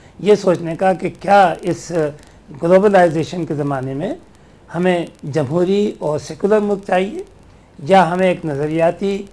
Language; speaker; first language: Urdu; native; Urdu